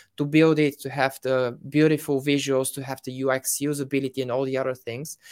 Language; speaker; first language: English; non-native, fluent; Bulgarian